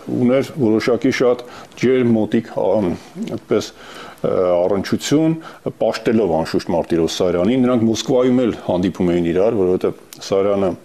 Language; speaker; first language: Armenian; native; Armenian